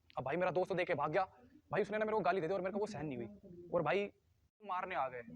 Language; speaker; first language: Hindi; native; Hindi